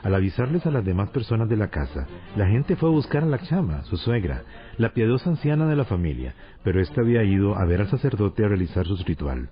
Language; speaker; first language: Spanish; native; Spanish